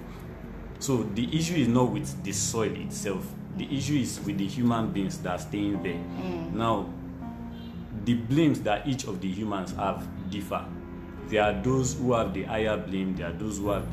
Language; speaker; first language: English; non-native, local second language; Yoruba